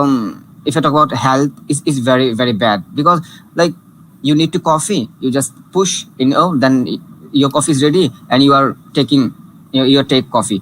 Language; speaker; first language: English; non-native, learner; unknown